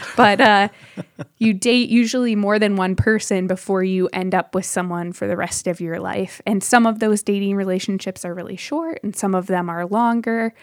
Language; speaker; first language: English; native; English